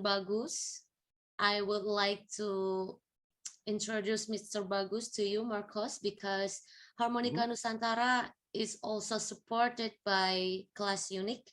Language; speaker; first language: English; non-native, fluent; Indonesian